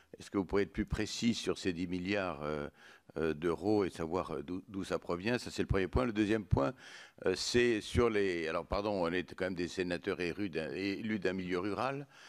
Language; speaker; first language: French; native; French